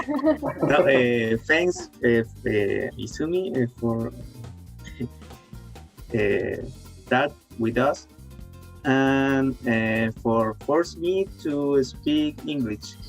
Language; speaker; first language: English; non-native, learner; Spanish